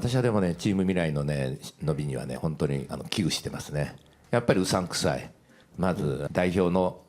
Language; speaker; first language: Japanese; native; Japanese